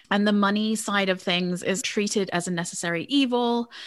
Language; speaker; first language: English; native; English